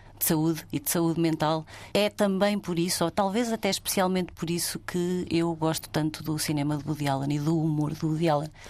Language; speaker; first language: Portuguese; native; Portuguese